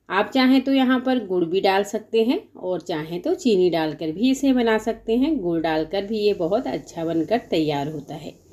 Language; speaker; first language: Hindi; native; Hindi